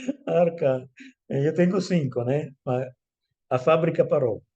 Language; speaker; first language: Portuguese; non-native, fluent; Italian